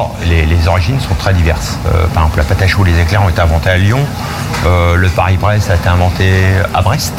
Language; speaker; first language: French; native; French